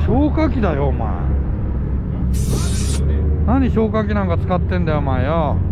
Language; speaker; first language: Japanese; native; Japanese